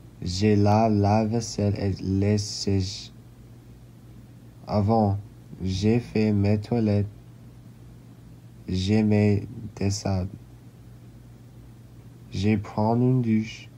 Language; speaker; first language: French; non-native, learner; English